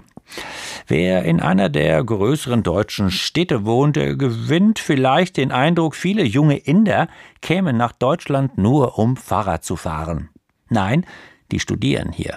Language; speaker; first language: German; native; German